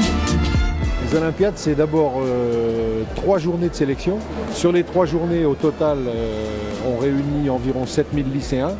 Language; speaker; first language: French; native; French